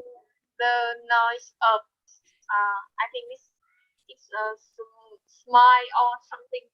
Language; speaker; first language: English; non-native, learner; Vietnamese